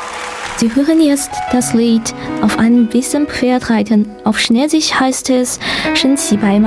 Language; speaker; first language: German; non-native, learner; Chinese